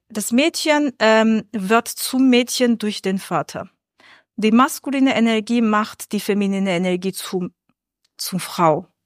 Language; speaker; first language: German; non-native, fluent; Armenian